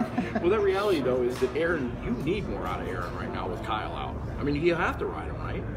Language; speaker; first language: English; native; English